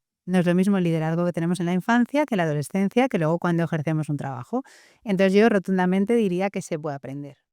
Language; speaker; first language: Spanish; native; Spanish